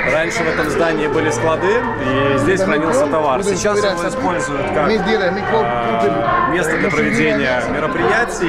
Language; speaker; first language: Russian; native; Russian